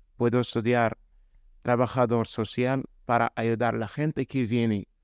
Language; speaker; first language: Spanish; non-native, learner; Arabic